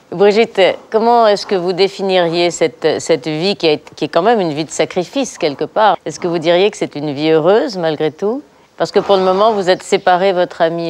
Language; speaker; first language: French; native; French